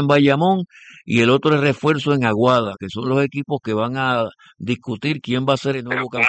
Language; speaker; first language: Spanish; native; Spanish